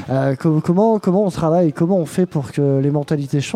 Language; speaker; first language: French; native; French